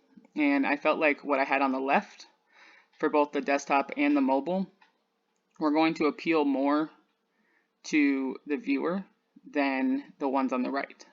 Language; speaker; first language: English; native; English